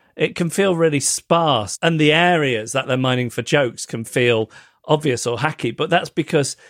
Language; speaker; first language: English; native; English